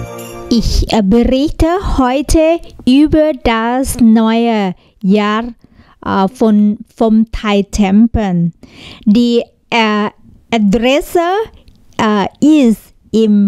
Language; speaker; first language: German; non-native, learner; Thai